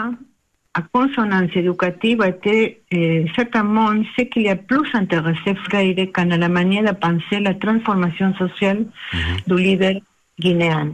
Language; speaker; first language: French; non-native, learner; Spanish